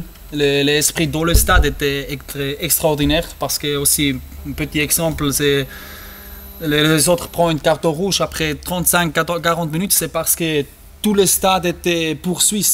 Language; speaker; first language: French; non-native, learner; German